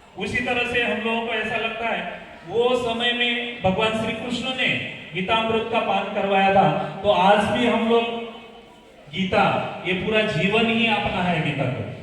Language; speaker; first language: Hindi; non-native, local second language; Gujarati